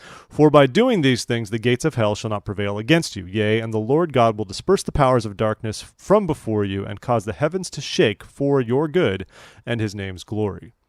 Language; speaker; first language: English; native; English